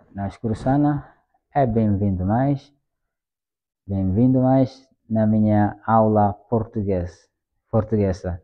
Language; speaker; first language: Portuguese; non-native, fluent; Swahili